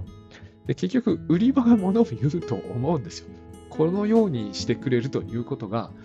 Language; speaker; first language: Japanese; native; Japanese